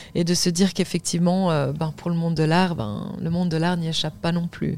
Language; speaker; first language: French; native; French